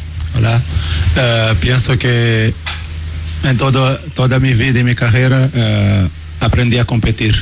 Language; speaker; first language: Spanish; non-native, learner; Portuguese